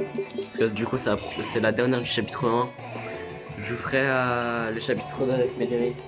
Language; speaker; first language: French; native; French